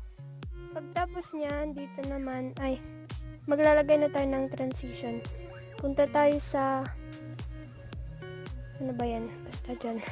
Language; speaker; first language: Filipino; native; Filipino